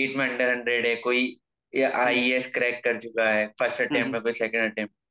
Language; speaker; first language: Hindi; native; Hindi